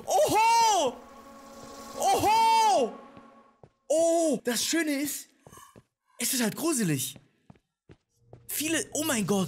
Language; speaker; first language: German; native; German